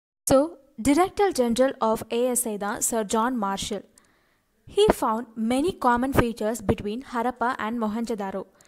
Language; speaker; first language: English; non-native, local second language; Tamil